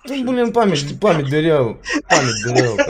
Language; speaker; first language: Russian; native; Russian